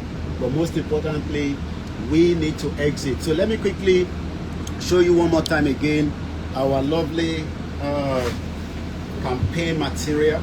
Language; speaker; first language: English; non-native, local second language; Yoruba